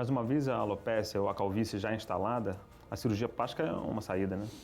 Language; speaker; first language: Portuguese; native; Portuguese